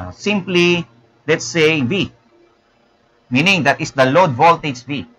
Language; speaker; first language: English; non-native, local second language; Filipino